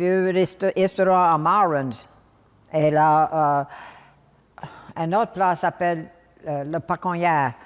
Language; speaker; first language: French; non-native, local second language; English